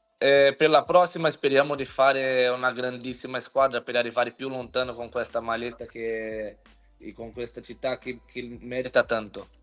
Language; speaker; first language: Italian; non-native, fluent; Portuguese